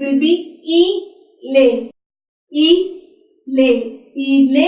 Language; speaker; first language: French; non-native, fluent; Hindi